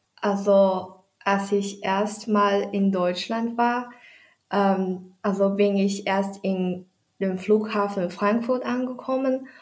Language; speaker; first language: German; non-native, learner; Chinese